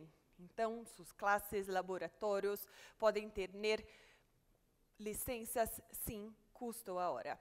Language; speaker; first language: Spanish; non-native, fluent; Portuguese